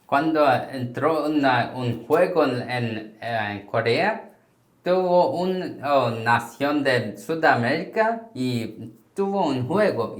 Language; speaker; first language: Spanish; non-native, fluent; Korean